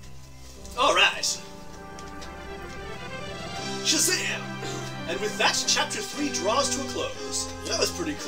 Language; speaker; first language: English; native; English